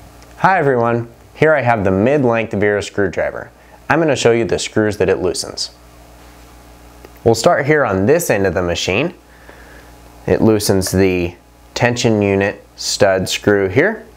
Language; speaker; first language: English; native; English